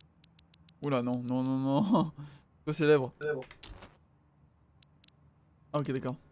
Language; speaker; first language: French; native; French